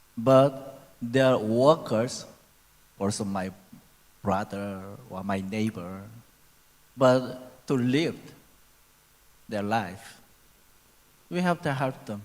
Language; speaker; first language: English; non-native, learner; Korean